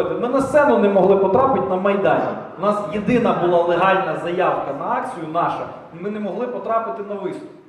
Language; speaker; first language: Ukrainian; native; Ukrainian